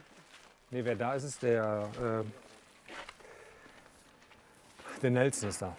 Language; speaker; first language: German; native; German